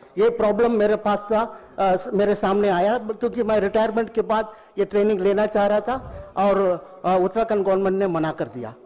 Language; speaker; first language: Hindi; non-native, local second language; Tamil